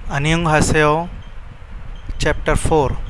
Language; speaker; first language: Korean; non-native, fluent; Urdu